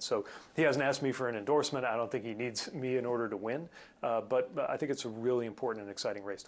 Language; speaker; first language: English; native; English